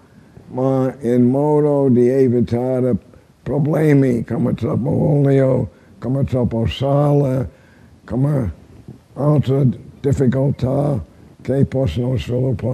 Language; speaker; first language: Italian; non-native, learner; English